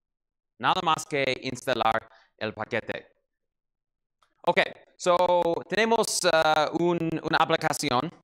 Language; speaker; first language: Spanish; non-native, learner; English